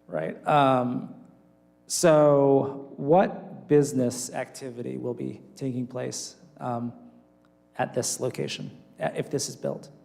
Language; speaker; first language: English; native; English